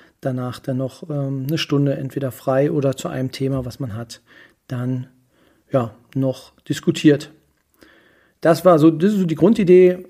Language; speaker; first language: German; native; German